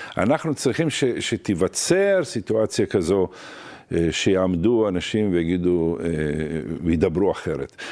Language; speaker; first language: Hebrew; early bilingual, other home language; Arabic